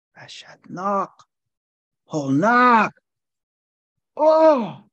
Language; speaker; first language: Persian; non-native, learner; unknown